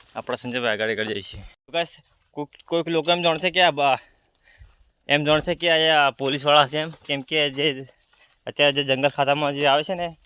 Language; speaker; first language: Gujarati; non-native, local second language; Bhili